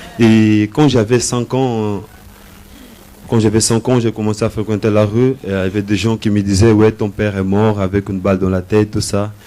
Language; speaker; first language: French; non-native, learner; Portuguese